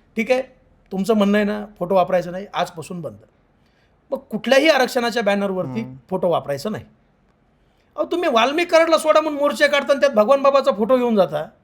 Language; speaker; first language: Marathi; native; Marathi